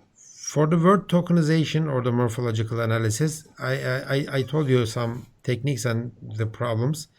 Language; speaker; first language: English; non-native, fluent; Turkish